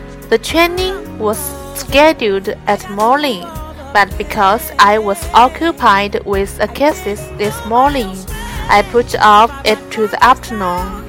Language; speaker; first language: English; non-native, learner; Chinese